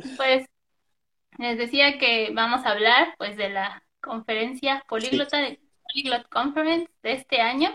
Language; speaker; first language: Spanish; native; Spanish